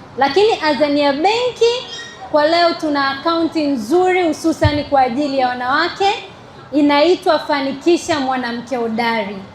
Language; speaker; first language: Swahili; native; Swahili